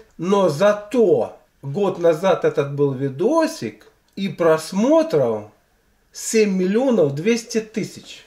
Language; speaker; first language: Russian; native; Russian